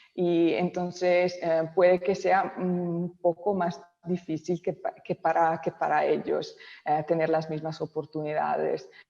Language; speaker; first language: Spanish; non-native, local second language; Italian